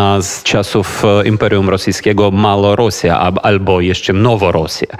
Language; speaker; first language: Polish; non-native, fluent; Ukrainian